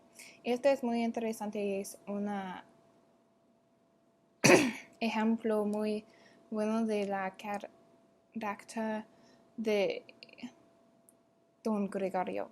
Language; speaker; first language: Spanish; non-native, learner; English